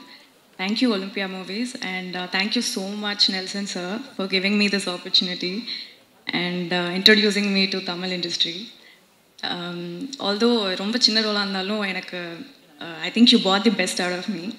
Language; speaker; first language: Tamil; non-native, local second language; Telugu